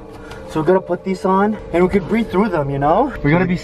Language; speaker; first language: English; native; English